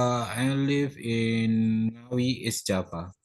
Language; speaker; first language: English; non-native, learner; Indonesian